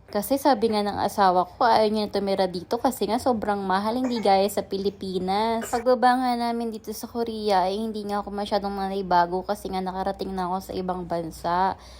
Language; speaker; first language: Filipino; native; Filipino